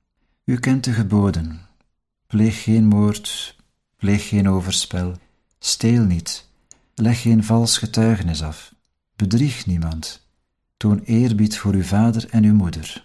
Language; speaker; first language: Dutch; native; Dutch